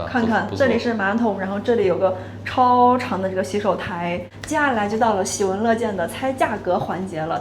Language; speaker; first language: Chinese; native; Chinese